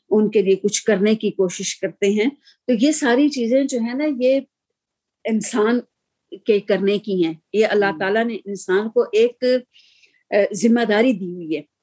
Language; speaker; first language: Urdu; native; Urdu